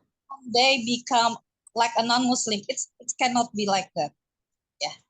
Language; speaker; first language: English; non-native, fluent; Indonesian